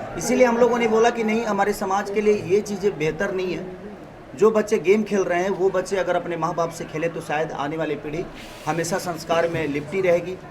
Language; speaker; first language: Hindi; non-native, local second language; Bhojpuri